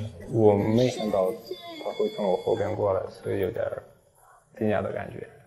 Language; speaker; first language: Chinese; non-native, fluent; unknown